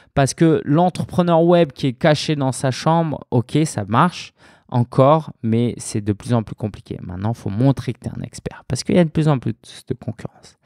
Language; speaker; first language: French; native; French